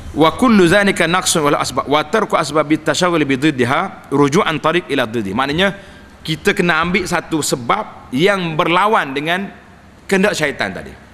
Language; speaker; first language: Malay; native; Malay